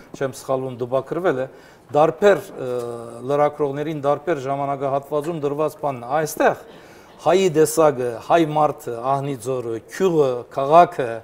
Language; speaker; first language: Armenian; early bilingual, heritage; Armenian